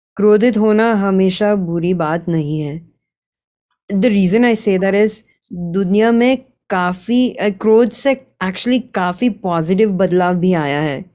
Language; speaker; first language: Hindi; early bilingual, heritage; Gujarati